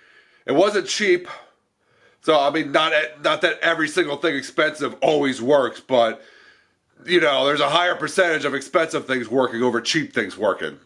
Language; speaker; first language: English; native; English